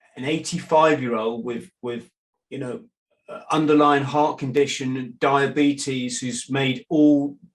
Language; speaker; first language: English; native; English